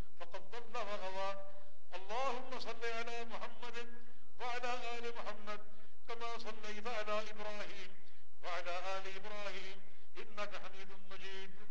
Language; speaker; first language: Urdu; native; Urdu